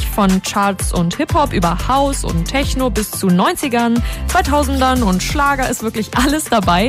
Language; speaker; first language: German; native; German